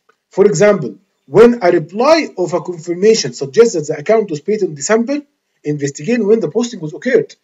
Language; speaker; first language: English; non-native, fluent; Arabic